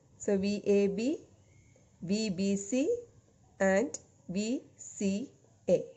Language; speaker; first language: English; non-native, local second language; Malayalam